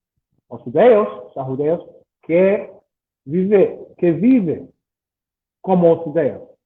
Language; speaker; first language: Portuguese; non-native, learner; English